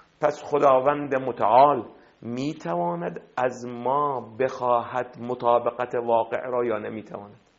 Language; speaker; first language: Persian; non-native, fluent; Arabic